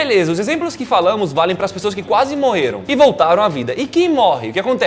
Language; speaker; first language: Portuguese; native; Portuguese